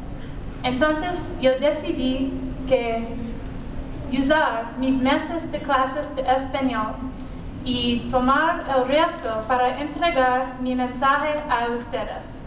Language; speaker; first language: Spanish; non-native, learner; English